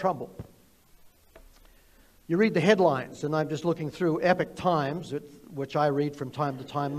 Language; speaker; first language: English; native; English